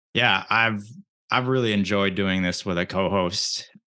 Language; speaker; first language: English; early bilingual, other home language; Japanese